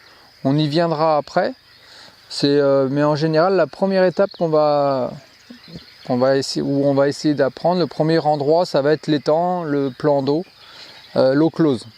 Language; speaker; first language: French; native; French